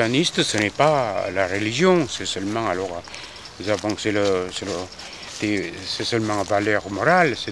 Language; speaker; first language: French; non-native, fluent; Korean